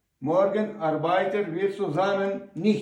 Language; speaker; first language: German; non-native, learner; Ukrainian